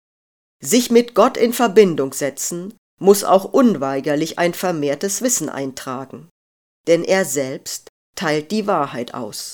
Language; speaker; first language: German; native; German